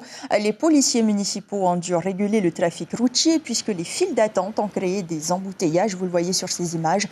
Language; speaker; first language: French; native; French